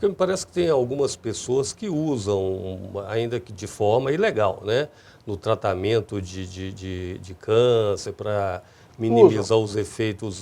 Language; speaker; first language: Portuguese; native; Portuguese